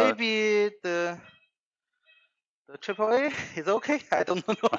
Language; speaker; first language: English; non-native, learner; Chinese